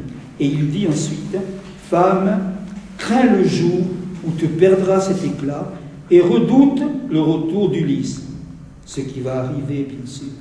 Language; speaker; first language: French; native; French